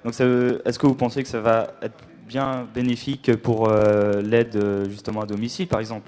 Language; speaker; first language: French; native; French